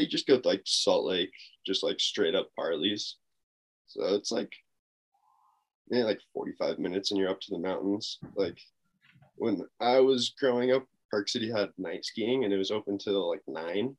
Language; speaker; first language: English; native; English